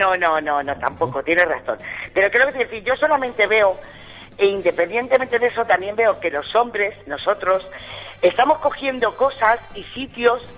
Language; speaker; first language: Spanish; native; Spanish